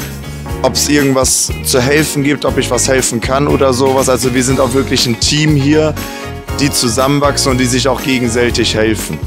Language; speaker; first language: German; native; German